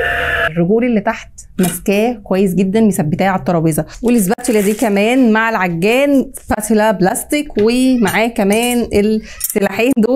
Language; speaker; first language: Arabic; native; Arabic